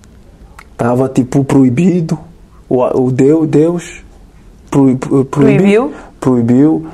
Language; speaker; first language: Portuguese; non-native, learner; French